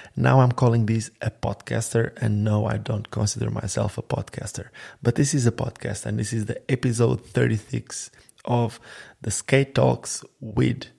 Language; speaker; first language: English; non-native, fluent; Croatian